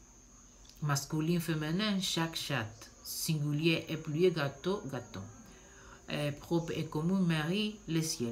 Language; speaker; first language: French; non-native, learner; Spanish